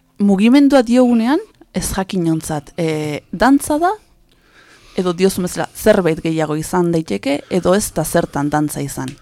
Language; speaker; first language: Basque; native; Basque